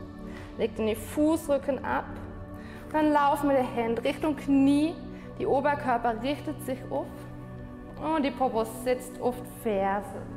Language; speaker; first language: German; non-native, fluent; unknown